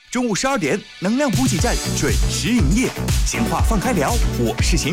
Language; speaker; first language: Chinese; native; Chinese